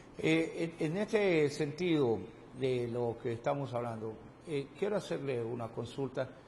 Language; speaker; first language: Spanish; native; Spanish